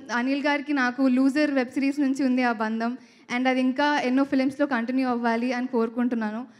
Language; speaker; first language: Telugu; native; Telugu